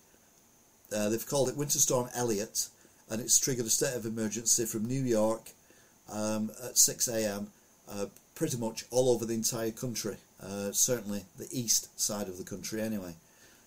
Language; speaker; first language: English; native; English